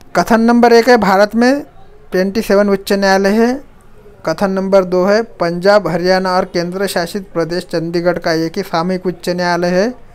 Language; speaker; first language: Hindi; non-native, local second language; Marathi